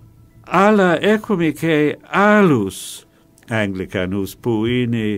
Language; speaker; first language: Greek; non-native, fluent; English